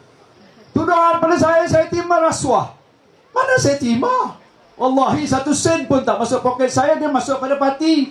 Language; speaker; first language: Malay; native; Malay